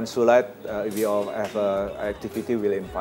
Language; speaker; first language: English; non-native, fluent; Indonesian